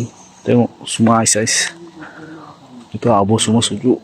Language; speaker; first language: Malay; non-native, learner; Bangla